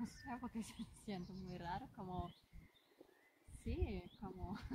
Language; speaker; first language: Spanish; non-native, learner; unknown